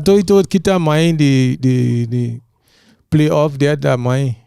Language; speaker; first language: Indonesian; non-native, fluent; English